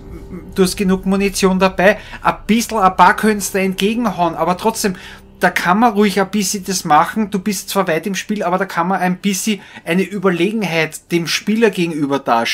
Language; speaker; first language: German; native; German